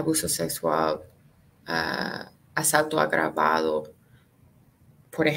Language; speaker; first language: Spanish; non-native, fluent; English